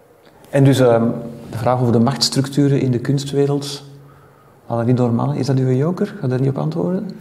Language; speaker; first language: Dutch; native; Dutch